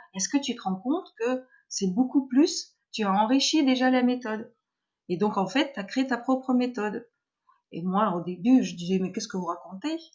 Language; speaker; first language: French; non-native, fluent; Russian